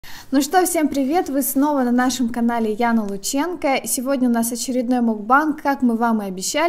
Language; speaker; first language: Russian; native; Russian